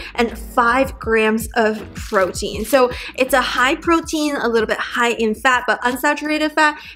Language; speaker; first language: English; non-native, fluent; Chinese